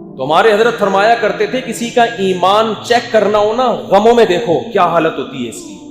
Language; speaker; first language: Urdu; native; Urdu